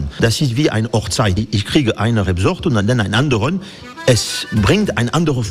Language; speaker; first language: German; non-native, fluent; French